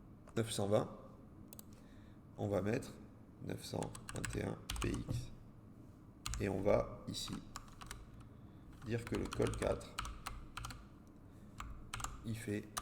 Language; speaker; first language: French; native; French